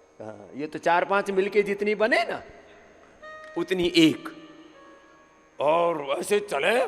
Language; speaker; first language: Hindi; native; Hindi